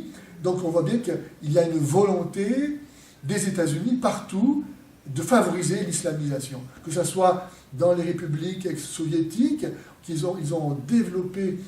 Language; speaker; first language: French; native; French